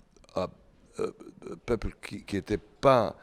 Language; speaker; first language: French; non-native, learner; Serbian